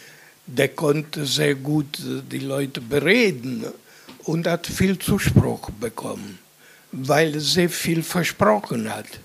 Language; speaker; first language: German; non-native, fluent; Italian